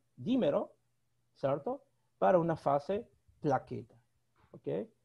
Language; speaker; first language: Spanish; native; Spanish